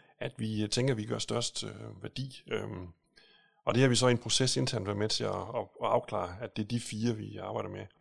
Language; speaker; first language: Danish; native; Danish